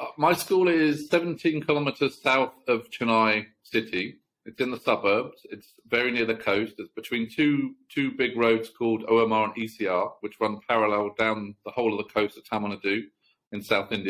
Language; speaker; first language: English; native; English